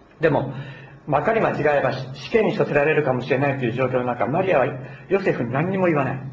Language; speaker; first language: Japanese; native; Japanese